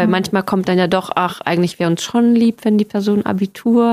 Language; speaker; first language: German; native; German